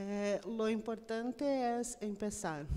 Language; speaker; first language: Spanish; non-native, fluent; Portuguese